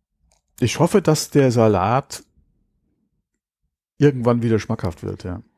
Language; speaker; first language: German; native; German